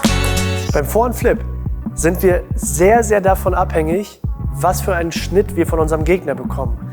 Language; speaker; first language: German; native; German